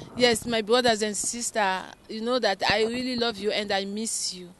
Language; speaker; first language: English; non-native, fluent; Lingala